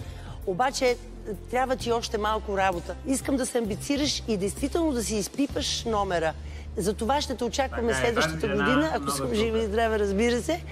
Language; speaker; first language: Bulgarian; native; Bulgarian